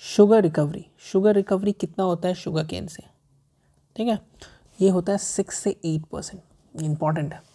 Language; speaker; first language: Hindi; native; Hindi